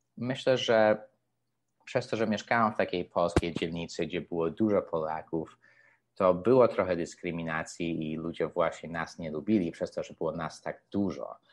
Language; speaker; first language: Polish; early bilingual, heritage; Polish